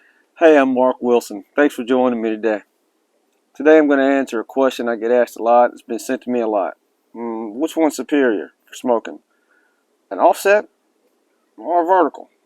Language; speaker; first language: English; native; English